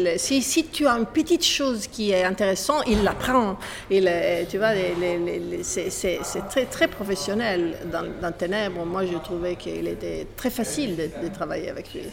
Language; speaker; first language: French; non-native, fluent; Italian